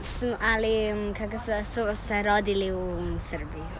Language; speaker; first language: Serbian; early bilingual, heritage; Serbian